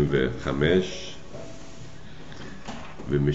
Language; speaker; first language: Hebrew; non-native, fluent; Yiddish